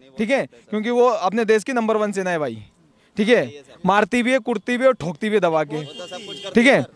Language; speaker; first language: Hindi; native; Hindi